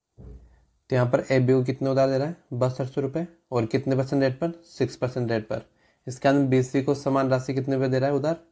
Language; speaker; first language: Hindi; native; Hindi